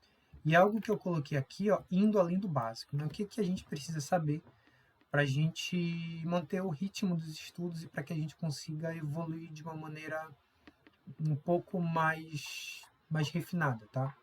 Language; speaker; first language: Portuguese; native; Portuguese